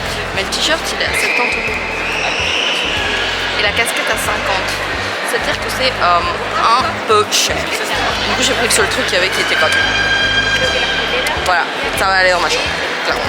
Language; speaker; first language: French; native; French